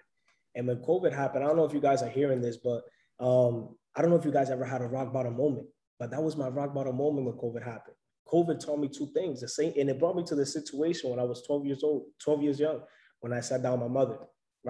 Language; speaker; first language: English; native; English